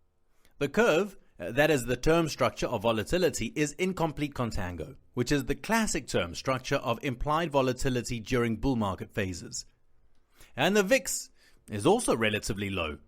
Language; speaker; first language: English; non-native, fluent; Italian